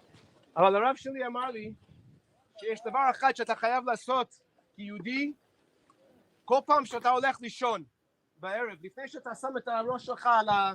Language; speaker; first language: Hebrew; non-native, fluent; English